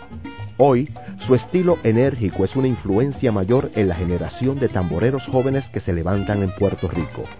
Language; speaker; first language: Spanish; native; Spanish